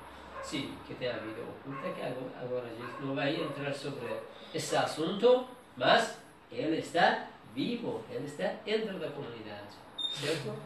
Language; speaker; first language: Portuguese; non-native, learner; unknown